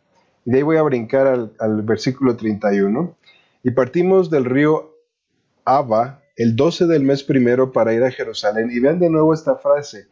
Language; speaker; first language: Spanish; native; Spanish